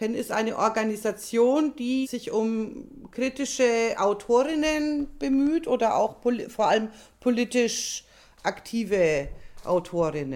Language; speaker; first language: German; native; German